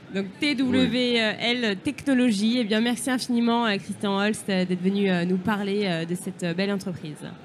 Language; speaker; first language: French; native; French